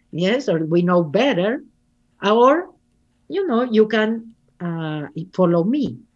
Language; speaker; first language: English; non-native, fluent; Spanish